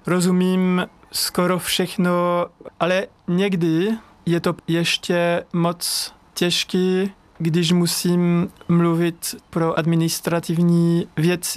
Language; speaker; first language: Czech; non-native, learner; French